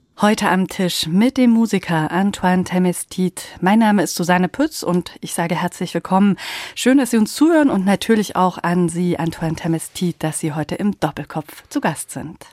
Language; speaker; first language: German; native; German